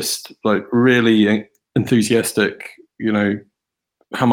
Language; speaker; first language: English; native; English